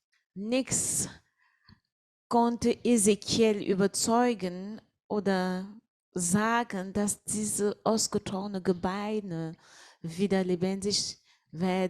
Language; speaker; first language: German; non-native, fluent; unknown